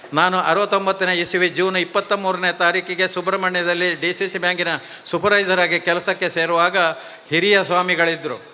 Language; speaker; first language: Kannada; non-native, local second language; Tulu